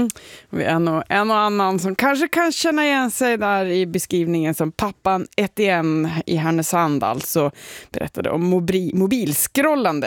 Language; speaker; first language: Swedish; native; Swedish